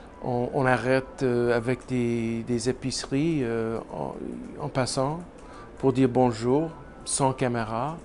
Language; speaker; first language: French; non-native, learner; English